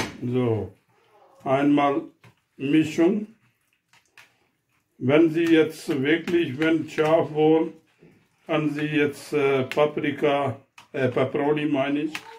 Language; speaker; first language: German; non-native, learner; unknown